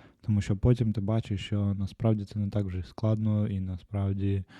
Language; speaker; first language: Ukrainian; non-native, local second language; Russian